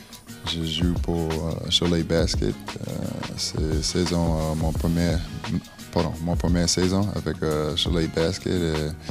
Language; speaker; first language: French; non-native, learner; Spanish